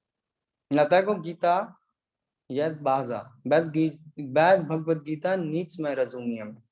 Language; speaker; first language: Polish; non-native, learner; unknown